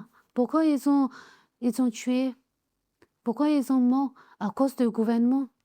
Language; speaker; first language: French; non-native, learner; Tibetan